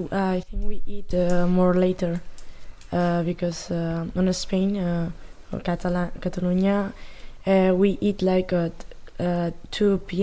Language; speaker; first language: English; non-native, learner; Catalan